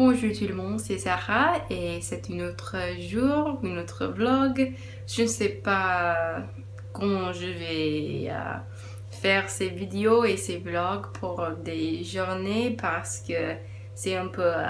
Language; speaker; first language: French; non-native, learner; English